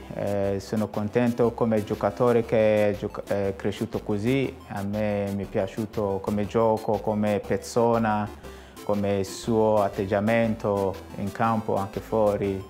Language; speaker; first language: Italian; non-native, fluent; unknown